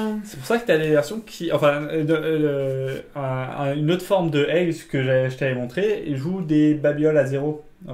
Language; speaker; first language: French; native; French